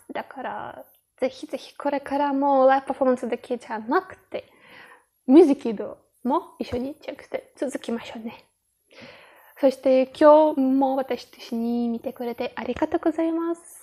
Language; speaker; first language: Japanese; non-native, learner; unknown